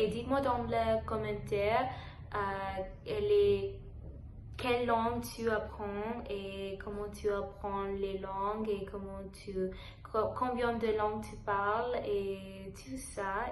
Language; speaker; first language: French; non-native, learner; Telugu